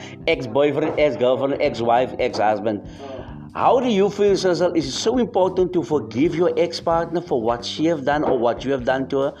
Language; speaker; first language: English; non-native, local second language; Afrikaans